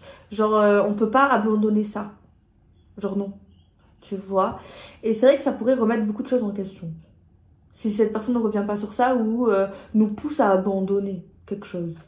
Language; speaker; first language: French; native; French